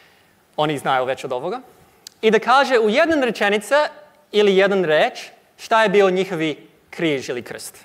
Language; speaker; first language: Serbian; non-native, learner; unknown